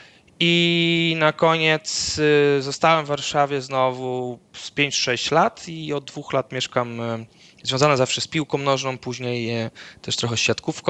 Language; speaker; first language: Polish; early bilingual, other home language; Dutch